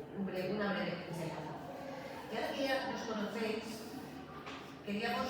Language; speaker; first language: Spanish; native; Spanish